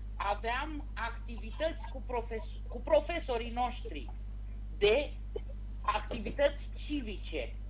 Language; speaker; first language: Romanian; native; Romanian